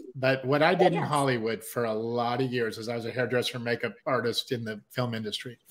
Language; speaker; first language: English; native; English